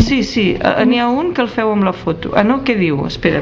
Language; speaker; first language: Catalan; native; Catalan